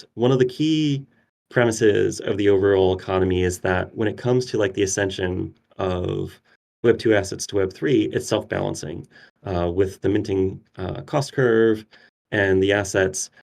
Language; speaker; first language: English; native; English